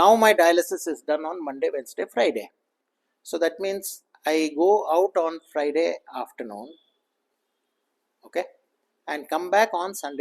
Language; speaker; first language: English; non-native, local second language; Kannada